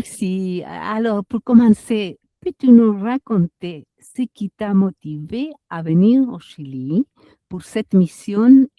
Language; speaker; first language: French; non-native, fluent; Spanish